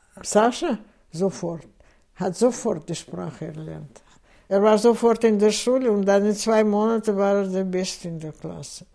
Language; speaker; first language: German; non-native, fluent; Russian